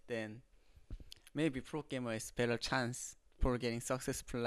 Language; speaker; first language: English; non-native, learner; Korean